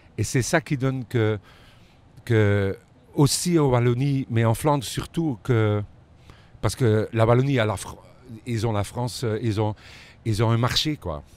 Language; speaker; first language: French; non-native, local second language; Dutch